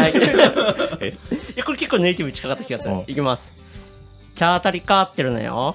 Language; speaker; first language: Japanese; native; Japanese